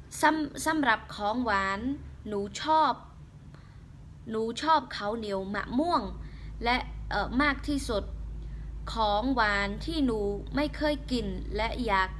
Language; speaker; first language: Thai; non-native, learner; Khmer